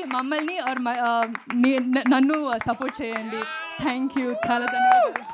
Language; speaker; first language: Telugu; non-native, learner; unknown